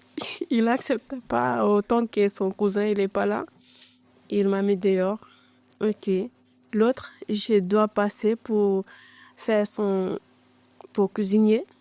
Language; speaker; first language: French; non-native, learner; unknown